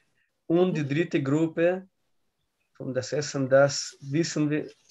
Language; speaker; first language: German; non-native, learner; Russian